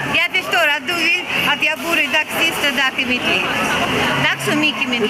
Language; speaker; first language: Swedish; non-native, learner; Russian